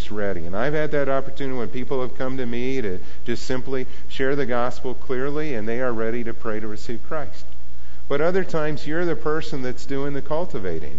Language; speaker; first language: English; native; English